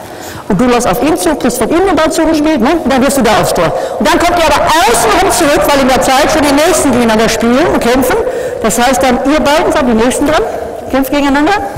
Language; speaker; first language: German; native; German